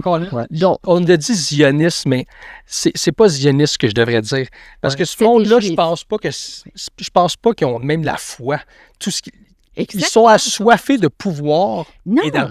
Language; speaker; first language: French; native; French